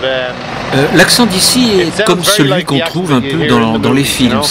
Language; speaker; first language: French; non-native, fluent; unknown